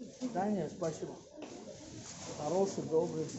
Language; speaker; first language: Russian; non-native, fluent; Tajik